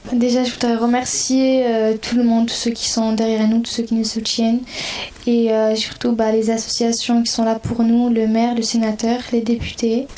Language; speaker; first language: French; early bilingual, other home language; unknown